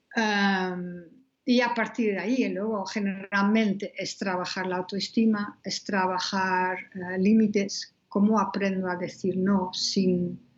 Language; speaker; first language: Spanish; non-native, fluent; Dutch